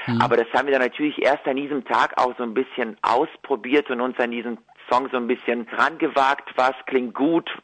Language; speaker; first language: German; early bilingual, other home language; Russian